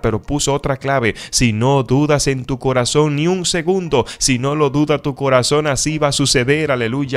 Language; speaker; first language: Spanish; native; Spanish